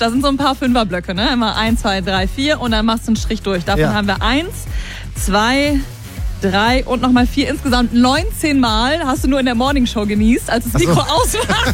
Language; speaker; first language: German; native; German